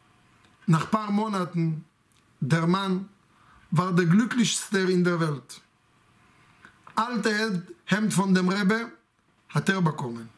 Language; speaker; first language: German; non-native, fluent; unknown